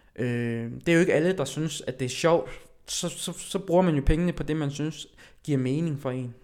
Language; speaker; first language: Danish; early bilingual, other home language; Haitian Creole